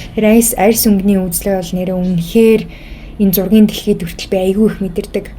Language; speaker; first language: Mongolian; early bilingual, heritage; Mongolian